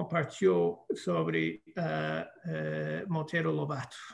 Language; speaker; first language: Portuguese; non-native, fluent; English